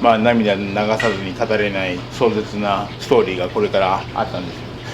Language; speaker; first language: Japanese; native; Japanese